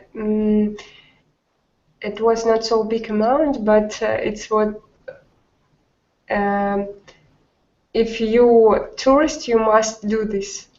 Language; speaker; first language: English; non-native, learner; Russian